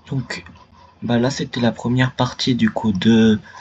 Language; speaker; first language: French; native; French